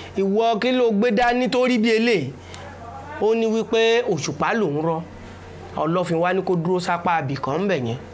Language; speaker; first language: Yoruba; native; Yoruba